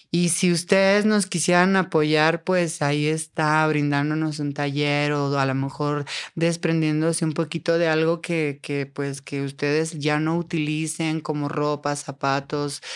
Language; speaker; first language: Spanish; native; Spanish